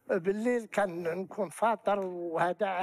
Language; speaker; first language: Arabic; native; Arabic